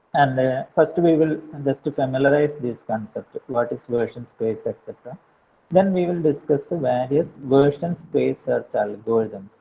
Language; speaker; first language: English; non-native, local second language; Malayalam